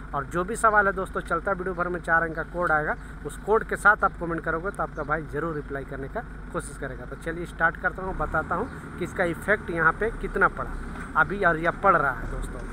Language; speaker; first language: Hindi; native; Hindi